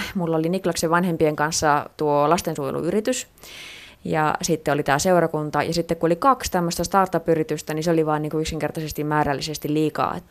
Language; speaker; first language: Finnish; native; Finnish